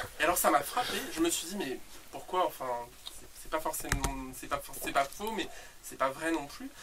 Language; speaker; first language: French; native; French